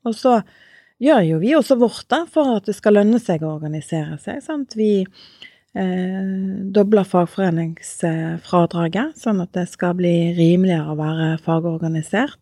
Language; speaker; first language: Norwegian; native; Norwegian